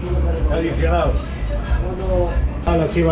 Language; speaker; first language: Spanish; native; Spanish